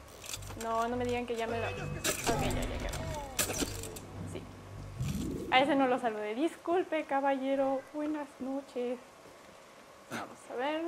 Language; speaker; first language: Spanish; native; Spanish